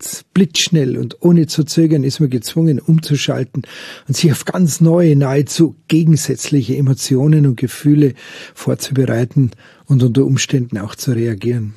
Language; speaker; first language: German; native; German